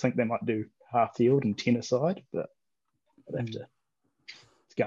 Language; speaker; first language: English; native; English